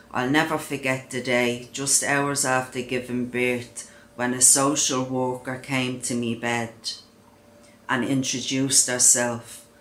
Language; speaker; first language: English; native; English